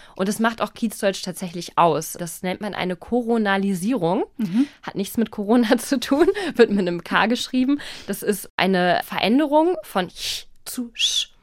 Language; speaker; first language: German; native; German